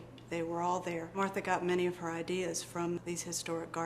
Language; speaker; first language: English; native; English